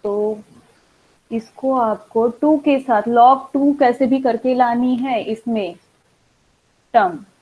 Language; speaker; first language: Hindi; non-native, local second language; Gujarati